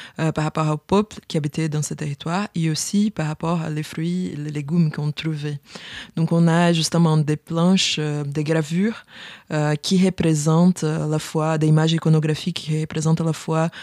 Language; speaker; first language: French; non-native, fluent; Portuguese